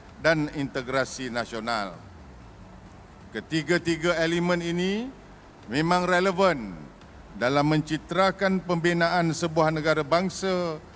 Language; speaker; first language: Malay; native; Malay